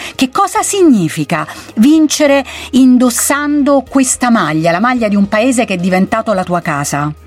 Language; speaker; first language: Italian; native; Italian